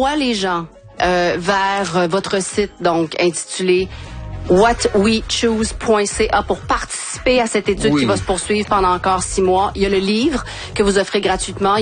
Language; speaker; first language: French; native; French